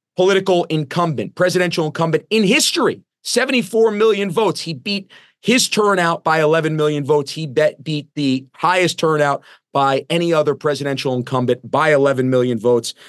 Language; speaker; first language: English; native; English